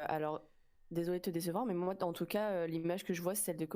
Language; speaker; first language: French; native; French